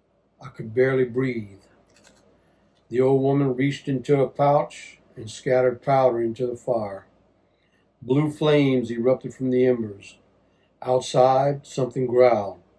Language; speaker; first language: English; native; English